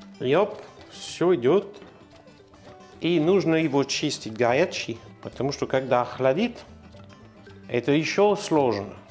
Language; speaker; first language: Russian; non-native, learner; French